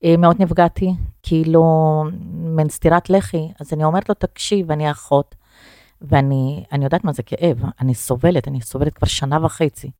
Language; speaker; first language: Hebrew; non-native, fluent; Russian